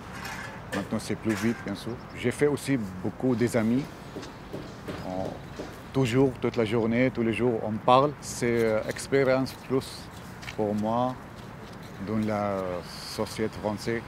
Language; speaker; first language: French; non-native, learner; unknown